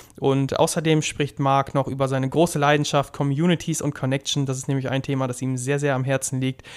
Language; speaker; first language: German; native; German